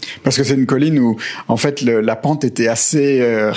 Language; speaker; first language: French; native; French